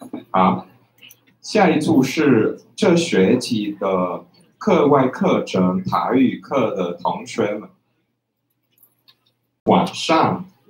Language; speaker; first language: Chinese; non-native, fluent; Spanish